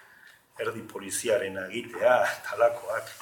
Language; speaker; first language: Basque; non-native, local second language; Spanish